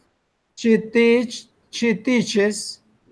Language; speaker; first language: English; non-native, learner; Spanish